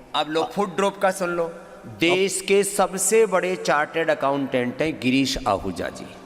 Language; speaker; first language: Hindi; native; Hindi